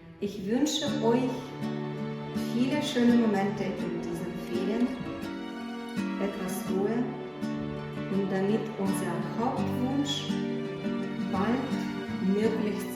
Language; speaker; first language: German; non-native, fluent; Ukrainian